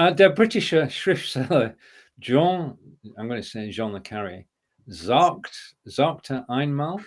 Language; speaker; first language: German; non-native, learner; English